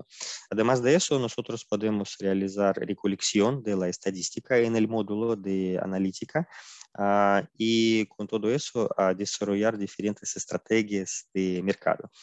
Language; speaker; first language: Spanish; non-native, fluent; Russian